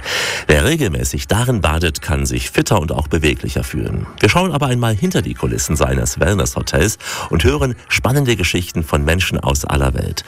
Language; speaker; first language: German; native; German